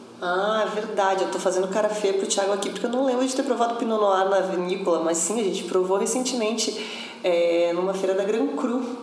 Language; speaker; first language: Portuguese; native; Portuguese